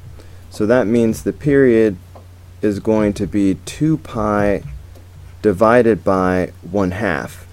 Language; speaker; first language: English; native; English